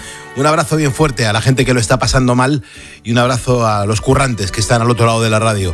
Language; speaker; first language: Spanish; native; Spanish